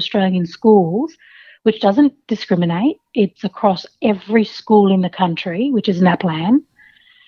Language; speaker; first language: English; native; English